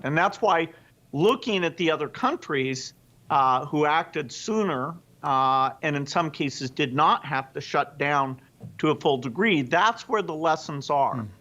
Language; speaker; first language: English; native; English